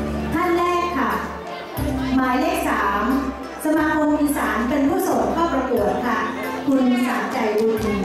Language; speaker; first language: Thai; native; Thai